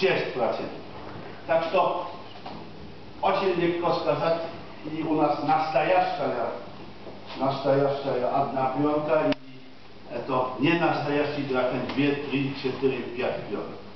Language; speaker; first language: Russian; non-native, fluent; Polish